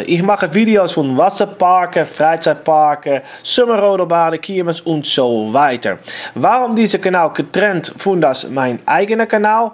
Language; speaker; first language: German; non-native, learner; Dutch